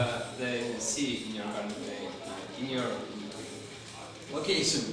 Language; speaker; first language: English; non-native, learner; Russian